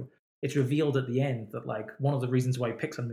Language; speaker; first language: English; native; English